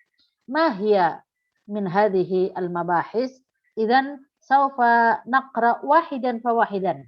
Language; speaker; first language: Arabic; non-native, fluent; Indonesian